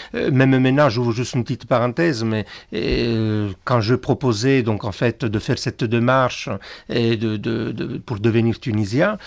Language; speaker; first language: French; non-native, fluent; Italian